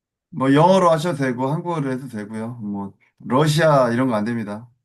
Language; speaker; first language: Korean; native; Korean